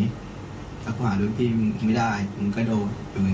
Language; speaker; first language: Thai; native; Thai